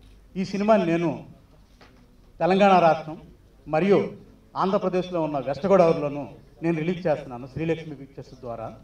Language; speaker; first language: Telugu; native; Telugu